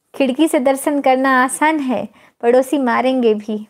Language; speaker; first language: Hindi; native; Hindi